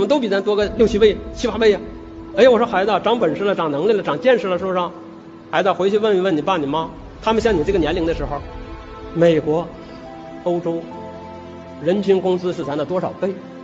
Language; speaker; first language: Chinese; native; Chinese